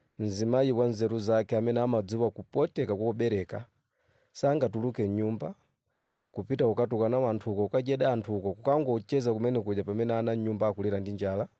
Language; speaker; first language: Nyanja; non-native, local second language; Yao